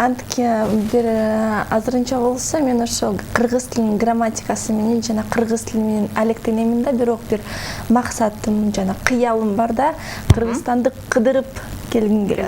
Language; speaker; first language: Kyrgyz; non-native, local second language; Russian